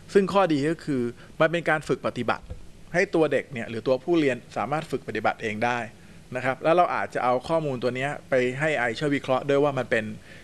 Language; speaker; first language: Thai; native; Thai